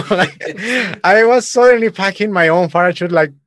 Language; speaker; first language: English; non-native, learner; Spanish